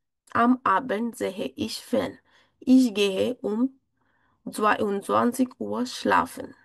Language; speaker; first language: German; non-native, fluent; Marathi